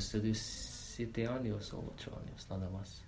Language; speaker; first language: Spanish; non-native, learner; Arabic